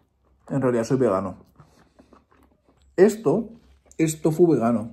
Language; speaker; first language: Spanish; native; Spanish